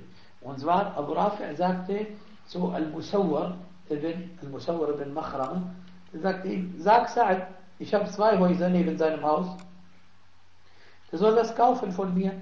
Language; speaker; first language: German; non-native, fluent; Arabic